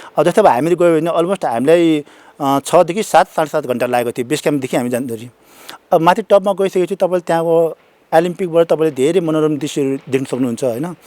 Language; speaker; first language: Nepali; non-native, local second language; Sherpa